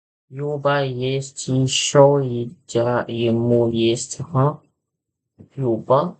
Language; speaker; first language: Russian; non-native, learner; English